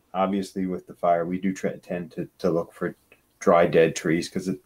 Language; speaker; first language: English; native; English